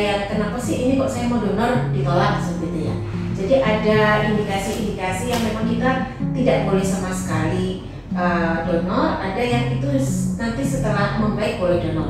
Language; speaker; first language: Indonesian; native; Indonesian